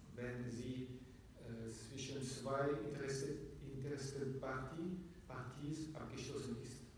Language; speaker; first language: German; non-native, fluent; Indonesian